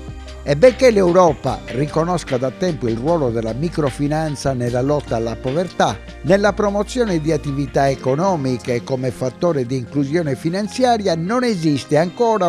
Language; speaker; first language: Italian; native; Italian